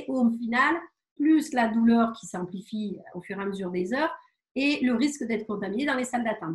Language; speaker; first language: French; native; French